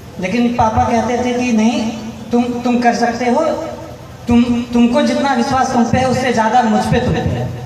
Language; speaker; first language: Hindi; native; Hindi